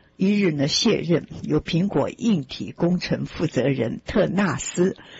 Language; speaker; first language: Chinese; native; Chinese